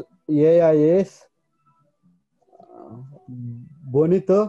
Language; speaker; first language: Spanish; non-native, learner; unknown